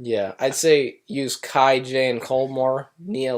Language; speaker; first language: English; native; English